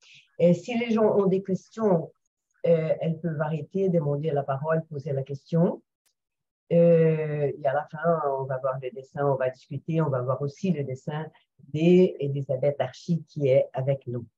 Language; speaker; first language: French; non-native, fluent; Portuguese